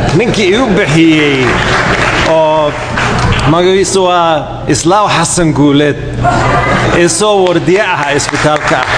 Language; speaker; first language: Somali; non-native, learner; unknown